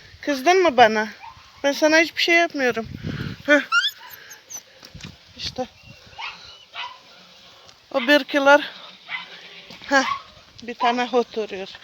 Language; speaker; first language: Turkish; non-native, learner; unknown